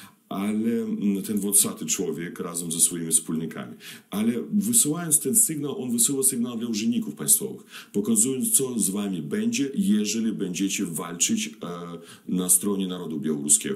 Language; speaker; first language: Polish; non-native, fluent; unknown